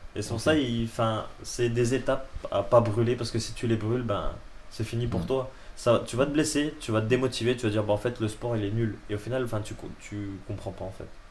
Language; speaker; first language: French; native; French